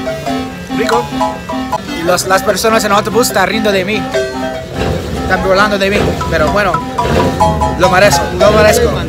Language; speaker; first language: Spanish; non-native, fluent; English